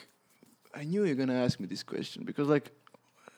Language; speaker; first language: English; non-native, fluent; Croatian